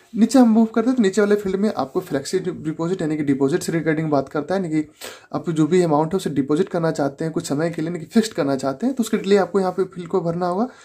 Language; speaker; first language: Hindi; native; Hindi